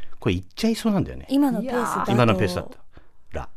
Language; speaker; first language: Japanese; native; Japanese